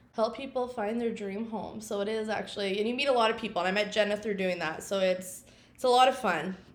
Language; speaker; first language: English; native; English